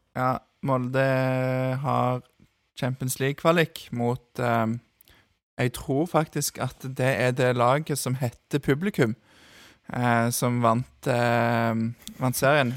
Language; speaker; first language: Norwegian; native; Norwegian